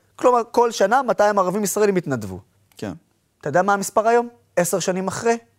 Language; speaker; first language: Hebrew; non-native, local second language; Arabic